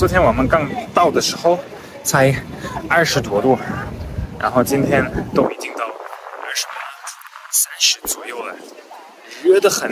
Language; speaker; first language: Chinese; non-native, fluent; German